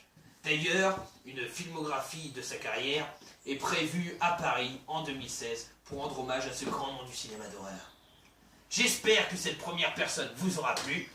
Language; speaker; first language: French; native; French